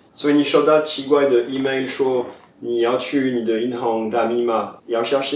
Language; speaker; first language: Chinese; non-native, fluent; French